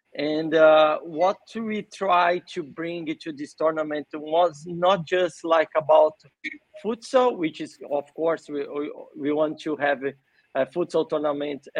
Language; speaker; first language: English; non-native, fluent; Portuguese